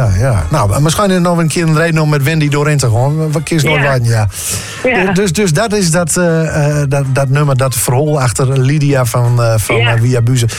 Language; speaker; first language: Dutch; native; Dutch